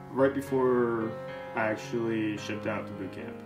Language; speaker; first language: English; native; English